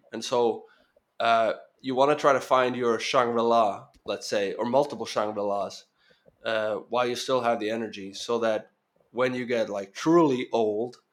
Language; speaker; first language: English; non-native, fluent; Norwegian